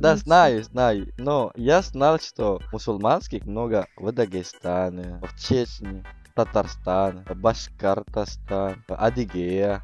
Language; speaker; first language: Russian; non-native, learner; Indonesian